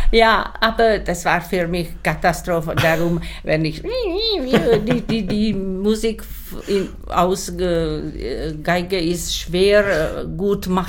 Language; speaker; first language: German; non-native, learner; Czech